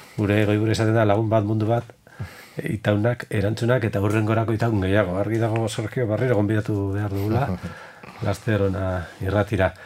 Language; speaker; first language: Basque; native; Basque